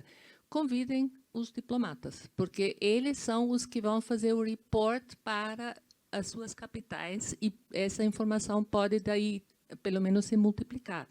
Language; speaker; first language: Portuguese; non-native, fluent; German